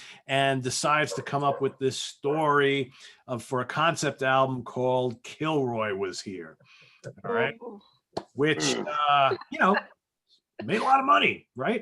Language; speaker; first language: English; native; English